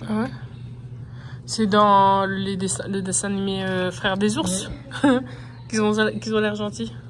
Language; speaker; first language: French; native; French